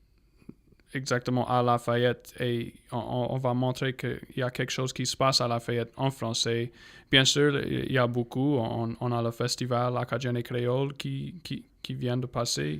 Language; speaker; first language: French; non-native, local second language; English